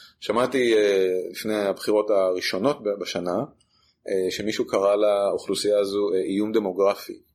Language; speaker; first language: Hebrew; native; Hebrew